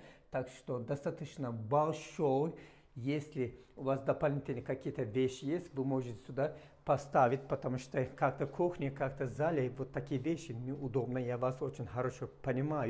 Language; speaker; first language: Russian; non-native, learner; Turkish